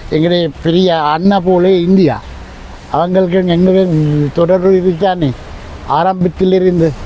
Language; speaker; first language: Tamil; non-native, local second language; Sinhala